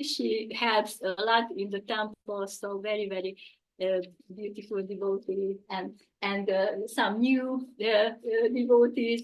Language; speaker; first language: English; non-native, learner; Hungarian